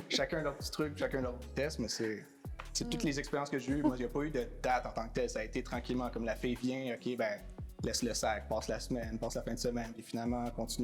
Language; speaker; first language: French; native; French